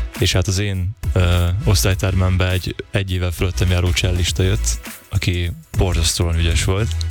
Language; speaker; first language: Hungarian; early bilingual, other home language; English